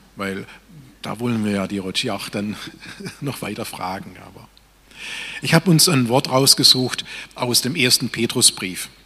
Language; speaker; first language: German; native; German